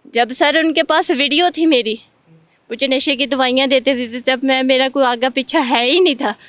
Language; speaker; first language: Urdu; non-native, local second language; Punjabi